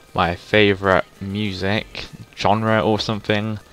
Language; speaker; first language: English; native; English